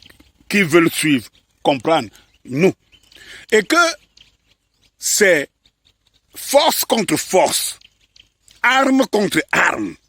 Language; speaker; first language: French; native; French